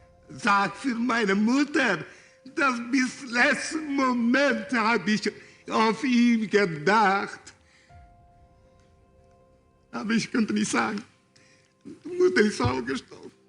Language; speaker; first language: German; non-native, learner; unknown